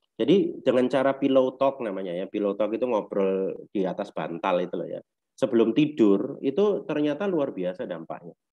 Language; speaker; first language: Indonesian; native; Indonesian